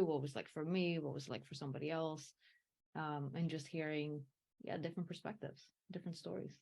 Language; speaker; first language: English; early bilingual, heritage; English